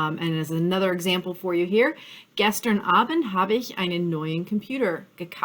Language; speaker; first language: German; non-native, fluent; English